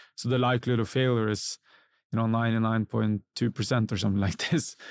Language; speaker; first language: English; non-native, fluent; Norwegian